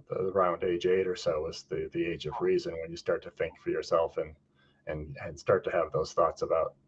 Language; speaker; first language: English; native; English